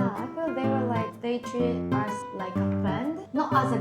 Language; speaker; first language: English; non-native, fluent; Japanese